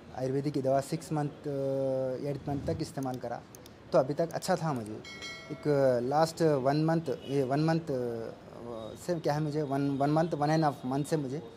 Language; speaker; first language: Hindi; non-native, local second language; Urdu